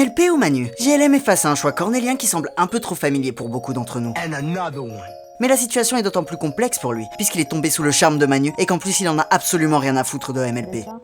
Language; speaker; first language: French; native; French